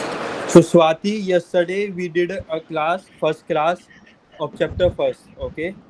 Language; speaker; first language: English; non-native, local second language; Hindi